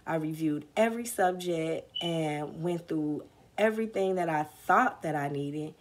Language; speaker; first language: English; native; English